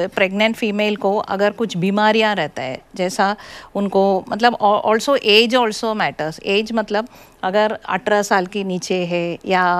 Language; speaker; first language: Hindi; non-native, local second language; Malayalam